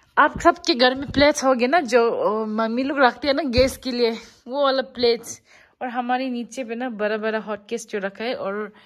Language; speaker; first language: Hindi; non-native, local second language; Tibetan